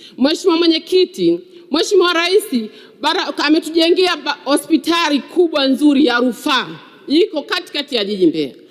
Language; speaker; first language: Swahili; native; Swahili